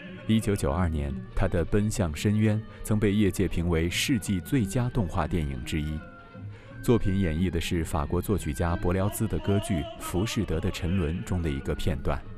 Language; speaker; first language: Chinese; native; Chinese